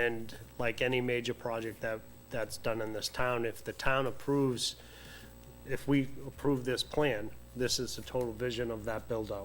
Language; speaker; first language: English; native; English